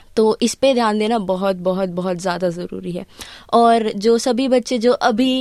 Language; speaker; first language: Hindi; early bilingual, heritage; Hindi